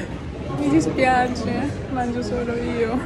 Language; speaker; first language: Italian; non-native, learner; Japanese